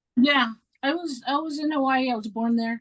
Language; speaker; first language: English; native; English